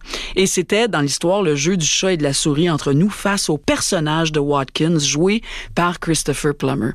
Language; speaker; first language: French; native; French